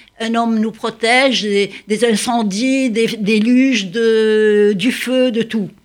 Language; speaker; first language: French; non-native, local second language; Arabic